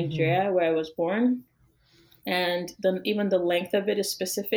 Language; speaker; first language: English; non-native, local second language; Yoruba